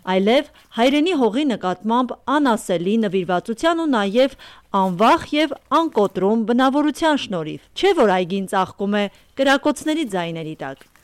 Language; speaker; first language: Armenian; native; Armenian